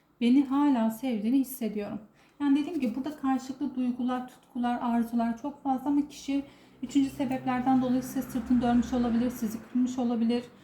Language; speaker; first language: Turkish; native; Turkish